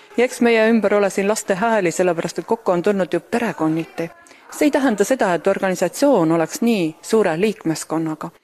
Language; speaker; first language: Estonian; native; Estonian